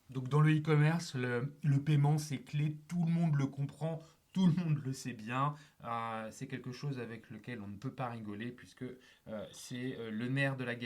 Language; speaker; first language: French; native; French